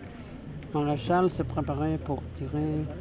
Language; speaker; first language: French; non-native, learner; English